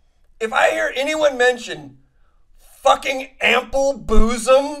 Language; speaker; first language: English; native; English